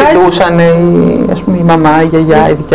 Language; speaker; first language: Greek; native; Greek